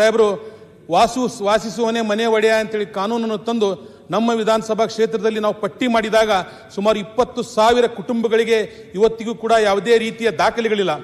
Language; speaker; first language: Kannada; non-native, local second language; Urdu